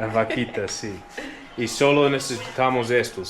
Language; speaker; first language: Spanish; non-native, learner; English